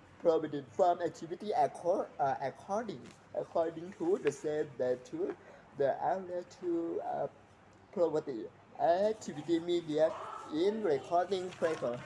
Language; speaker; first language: English; non-native, learner; Thai